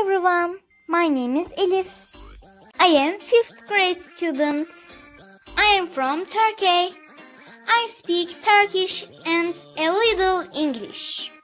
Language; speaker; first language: English; non-native, learner; Turkish